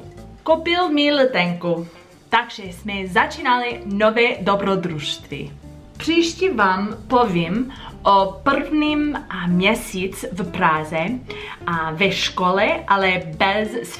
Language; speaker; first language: Czech; non-native, learner; English